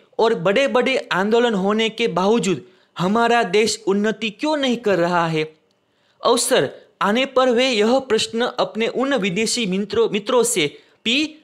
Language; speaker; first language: Hindi; non-native, local second language; Gujarati